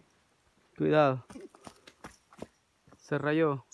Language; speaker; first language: Spanish; native; Spanish